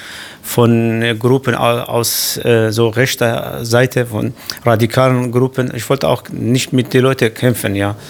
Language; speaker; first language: German; non-native, learner; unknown